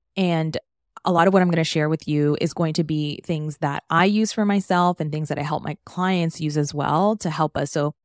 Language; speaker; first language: English; native; English